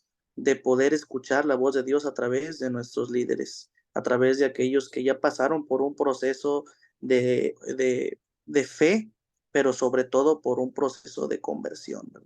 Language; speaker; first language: Spanish; native; Spanish